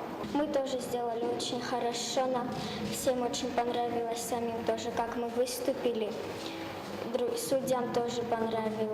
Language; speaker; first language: Russian; non-native, local second language; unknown